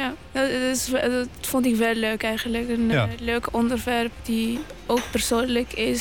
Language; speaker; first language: Dutch; non-native, local second language; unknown